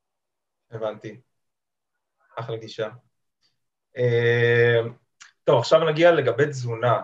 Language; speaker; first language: Hebrew; native; Hebrew